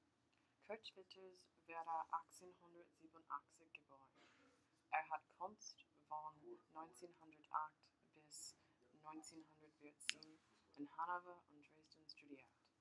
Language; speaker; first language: German; non-native, learner; English